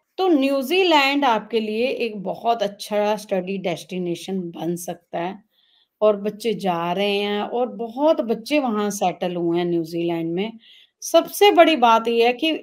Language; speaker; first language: Hindi; non-native, local second language; Punjabi